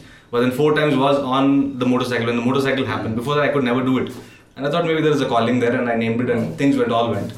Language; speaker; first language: English; non-native, local second language; Konkani